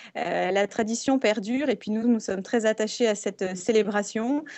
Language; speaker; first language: French; native; French